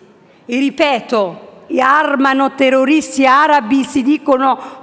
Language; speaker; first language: Italian; non-native, fluent; Arabic